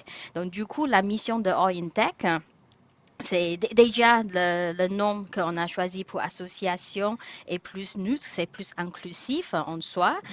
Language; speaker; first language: French; non-native, fluent; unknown